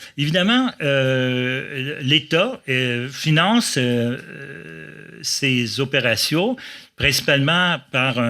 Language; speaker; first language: French; native; French